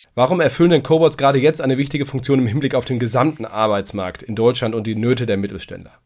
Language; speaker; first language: German; native; German